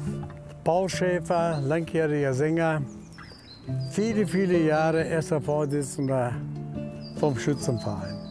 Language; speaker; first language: German; native; German